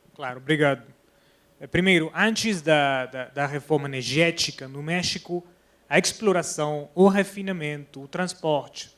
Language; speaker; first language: Portuguese; non-native, fluent; Spanish